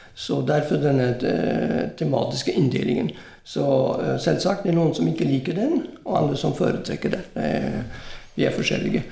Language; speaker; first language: Norwegian; non-native, fluent; French